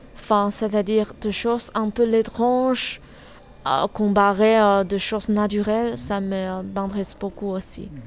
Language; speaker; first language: French; non-native, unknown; Chinese